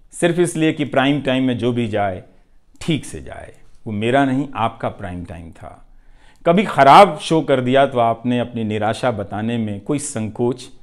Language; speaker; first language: Hindi; non-native, local second language; Bhojpuri